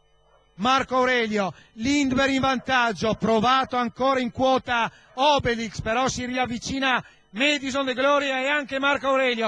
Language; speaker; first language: Italian; native; Italian